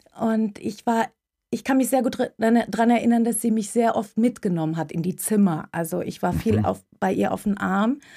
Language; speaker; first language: German; early bilingual, other home language; Turkish